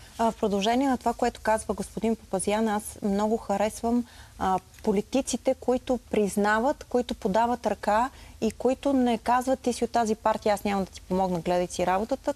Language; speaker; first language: Bulgarian; native; Bulgarian